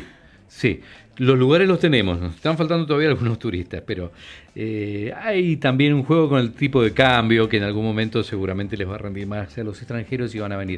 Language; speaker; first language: Spanish; native; Spanish